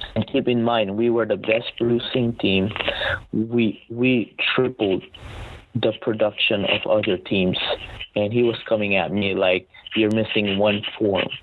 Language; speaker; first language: English; non-native, local second language; Filipino